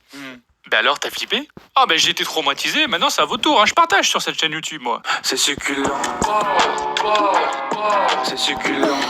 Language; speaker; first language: French; native; French